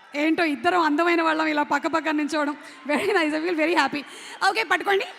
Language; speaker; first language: Telugu; native; Telugu